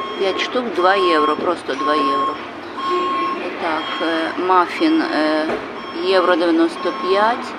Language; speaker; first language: Ukrainian; native; Ukrainian